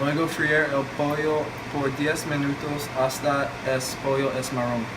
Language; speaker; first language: Spanish; non-native, learner; English